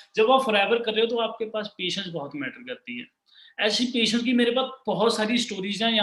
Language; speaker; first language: Hindi; non-native, local second language; Punjabi